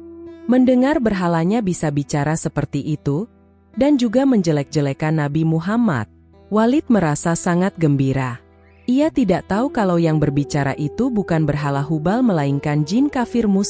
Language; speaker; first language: Indonesian; native; Indonesian